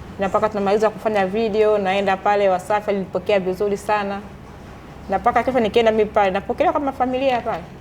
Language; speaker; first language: Swahili; native; Swahili